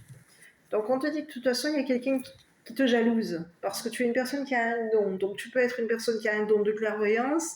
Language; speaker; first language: French; native; French